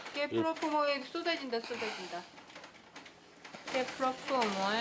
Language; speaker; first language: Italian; non-native, learner; Korean